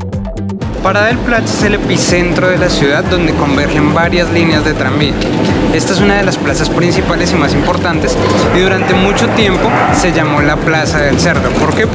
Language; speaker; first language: Spanish; native; Spanish